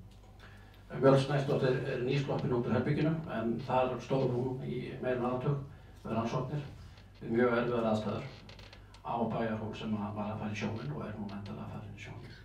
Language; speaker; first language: Icelandic; native; Icelandic